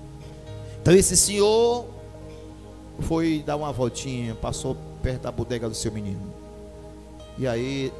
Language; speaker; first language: Portuguese; native; Portuguese